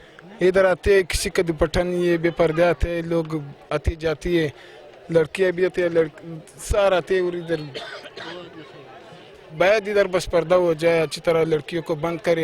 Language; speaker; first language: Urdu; non-native, local second language; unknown